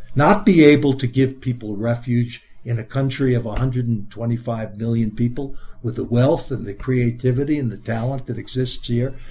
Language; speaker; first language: English; native; English